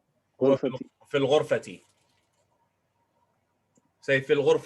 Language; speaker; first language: Arabic; non-native, fluent; English